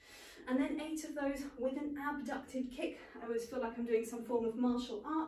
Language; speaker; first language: English; native; English